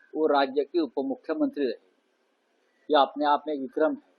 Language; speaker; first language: Hindi; non-native, local second language; Marathi